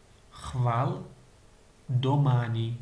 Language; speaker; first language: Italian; non-native, learner; Georgian